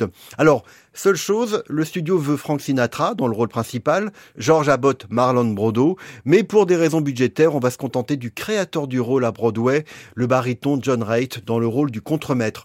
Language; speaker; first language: French; native; French